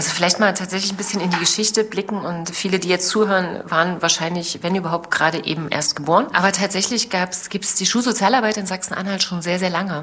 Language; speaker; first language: German; native; German